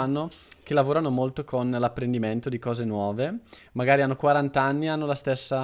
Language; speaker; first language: Italian; native; Italian